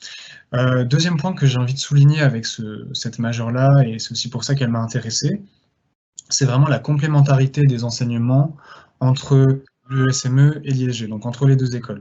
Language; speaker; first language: French; native; French